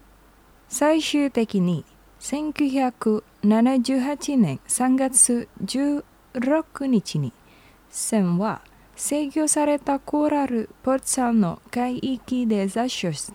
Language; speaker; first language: Japanese; non-native, learner; Indonesian